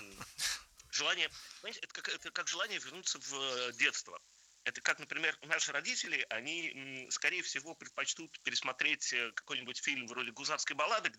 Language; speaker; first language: Russian; native; Russian